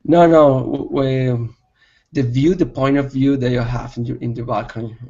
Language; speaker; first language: English; non-native, learner; Spanish